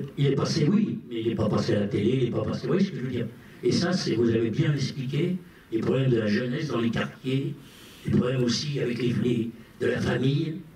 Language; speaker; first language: French; non-native, local second language; Arabic